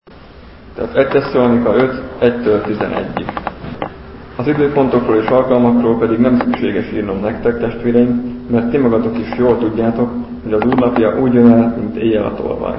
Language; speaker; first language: Hungarian; native; Hungarian